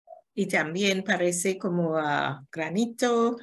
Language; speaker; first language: Spanish; non-native, learner; English